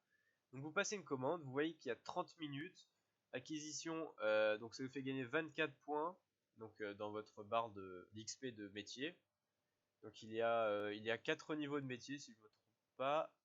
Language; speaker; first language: French; native; French